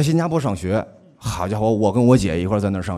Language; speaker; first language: Chinese; native; Chinese